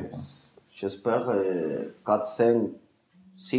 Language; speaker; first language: French; non-native, learner; Spanish